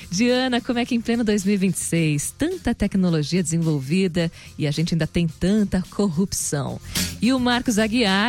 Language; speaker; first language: Portuguese; native; Portuguese